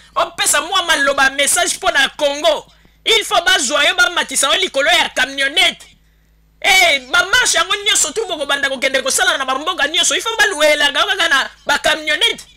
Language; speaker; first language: Lingala; native; Lingala